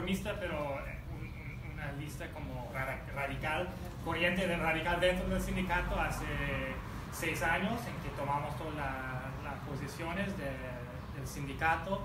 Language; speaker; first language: Spanish; early bilingual, heritage; Spanish